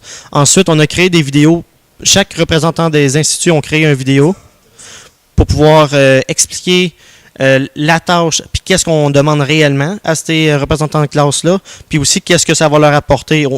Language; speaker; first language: French; native; French